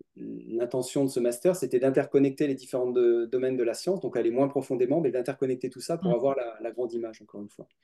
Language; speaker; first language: French; native; French